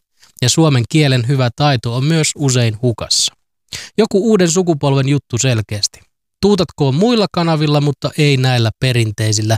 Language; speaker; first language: Finnish; native; Finnish